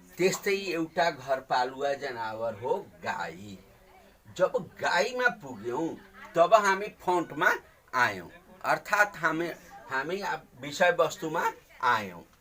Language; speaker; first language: Nepali; native; Nepali